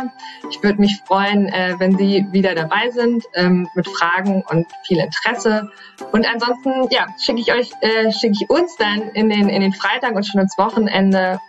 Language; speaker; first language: German; native; German